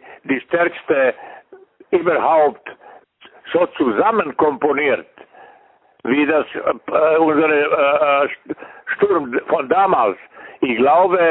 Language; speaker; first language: German; non-native, fluent; Serbian